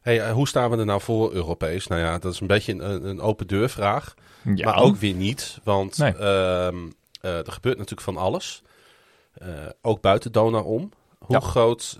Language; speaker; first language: Dutch; native; Dutch